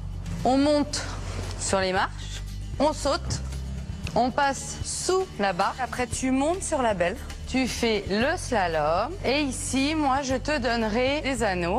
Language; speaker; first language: French; native; French